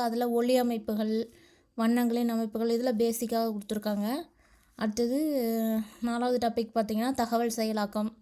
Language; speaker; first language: Tamil; native; Tamil